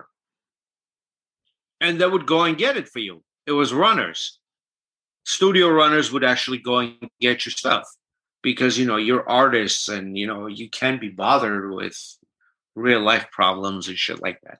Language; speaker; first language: English; non-native, fluent; Armenian